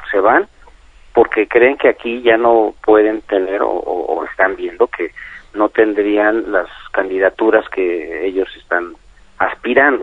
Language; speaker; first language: Spanish; native; Spanish